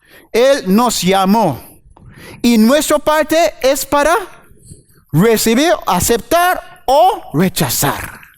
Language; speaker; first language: Spanish; non-native, learner; English